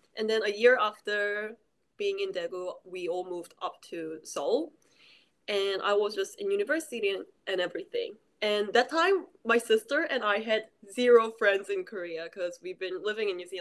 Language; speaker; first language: English; early bilingual, other home language; Korean